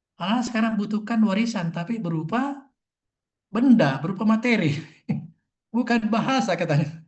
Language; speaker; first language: Indonesian; non-native, local second language; Buginese